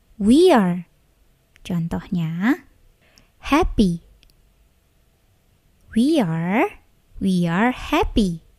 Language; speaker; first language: English; non-native, fluent; Indonesian